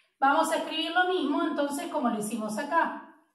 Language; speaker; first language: Spanish; native; Spanish